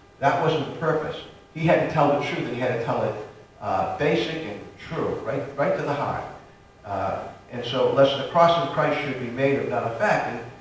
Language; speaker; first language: English; native; English